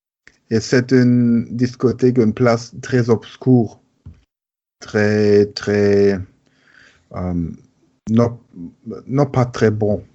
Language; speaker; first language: French; non-native, learner; German